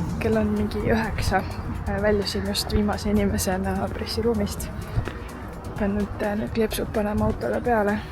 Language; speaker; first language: Estonian; native; Estonian